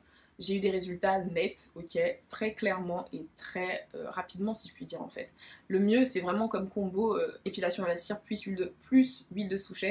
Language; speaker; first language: French; native; French